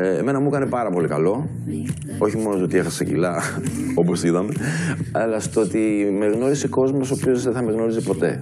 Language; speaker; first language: Greek; early bilingual, heritage; Greek